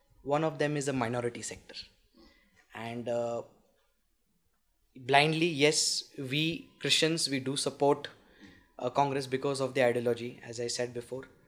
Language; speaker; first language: English; non-native, local second language; Marathi